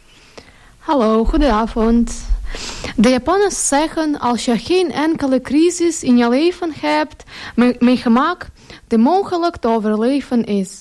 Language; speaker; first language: Dutch; non-native, learner; Ukrainian